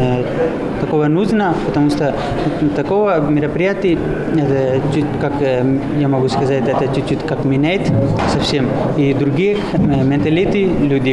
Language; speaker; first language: Russian; non-native, learner; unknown